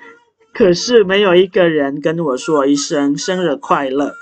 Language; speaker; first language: Chinese; non-native, fluent; Indonesian